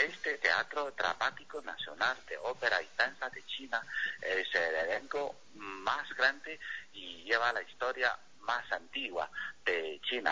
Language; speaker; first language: Spanish; non-native, fluent; Chinese